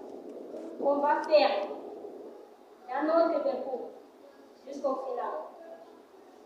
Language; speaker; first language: French; non-native, learner; Portuguese